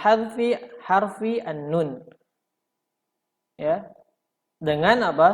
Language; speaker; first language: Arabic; non-native, fluent; Indonesian